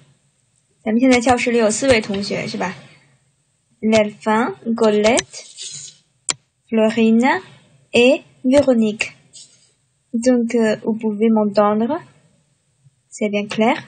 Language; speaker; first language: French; non-native, fluent; Chinese